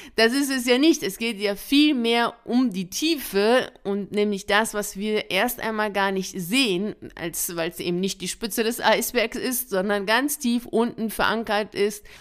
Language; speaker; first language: German; early bilingual, other home language; Persian